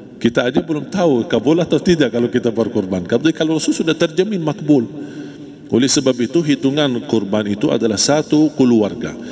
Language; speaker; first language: Malay; non-native, fluent; Arabic